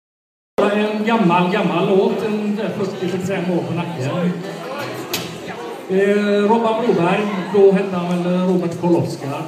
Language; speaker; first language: Swedish; native; Swedish